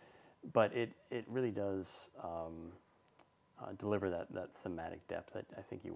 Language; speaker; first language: English; native; English